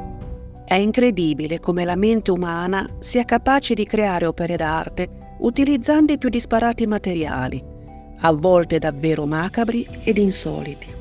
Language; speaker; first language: Italian; native; Italian